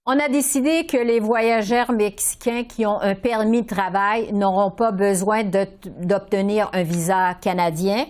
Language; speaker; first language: French; native; French